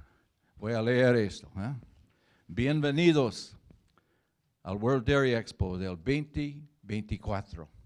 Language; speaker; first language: Spanish; non-native, learner; English